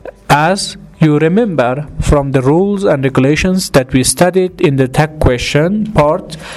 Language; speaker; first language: English; non-native, fluent; Persian